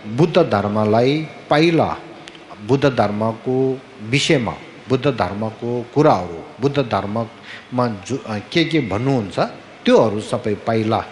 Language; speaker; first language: Nepali; non-native, fluent; Tibetan